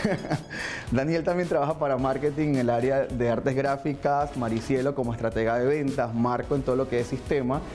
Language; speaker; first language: Spanish; native; Spanish